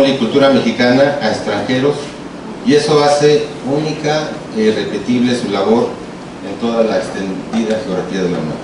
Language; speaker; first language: Spanish; native; Spanish